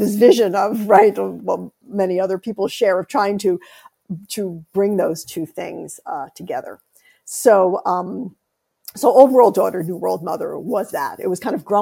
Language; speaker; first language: English; native; English